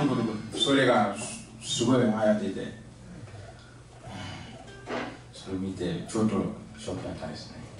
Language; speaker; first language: Japanese; non-native, fluent; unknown